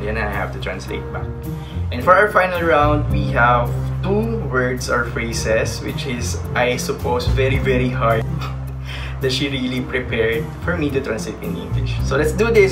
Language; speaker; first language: English; non-native, local second language; Filipino